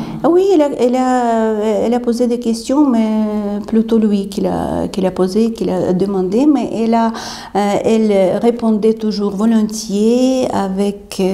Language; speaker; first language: French; non-native, fluent; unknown